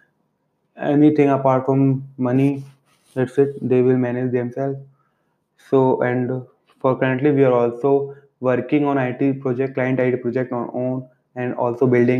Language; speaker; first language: English; non-native, local second language; Hindi